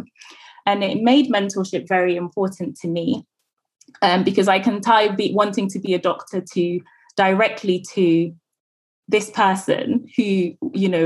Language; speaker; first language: English; non-native, local second language; Akan